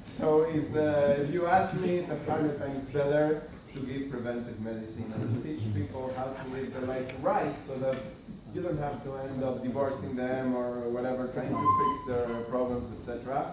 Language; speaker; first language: English; non-native, fluent; Spanish